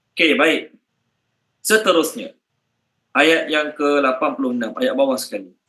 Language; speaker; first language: Malay; native; Malay